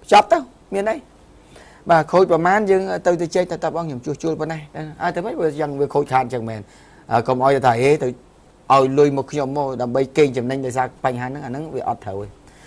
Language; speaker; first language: Khmer; native; Khmer